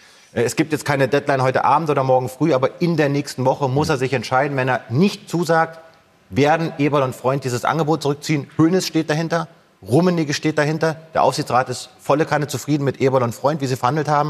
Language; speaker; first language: German; native; German